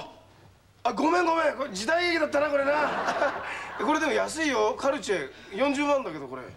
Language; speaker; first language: Japanese; native; Japanese